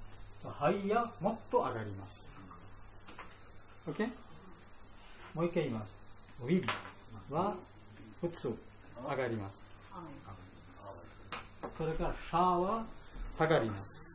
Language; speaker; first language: Japanese; non-native, learner; Bangla